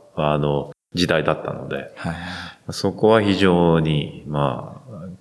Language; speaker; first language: Japanese; native; Japanese